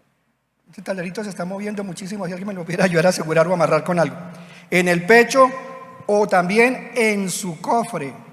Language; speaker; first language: Spanish; native; Spanish